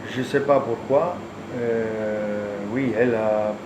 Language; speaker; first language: French; non-native, learner; Italian